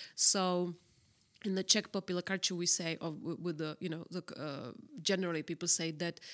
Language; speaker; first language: English; non-native, fluent; Czech